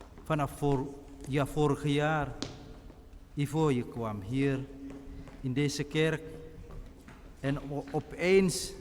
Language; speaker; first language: Dutch; non-native, fluent; Indonesian